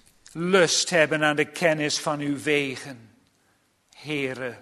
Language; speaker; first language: Dutch; native; Dutch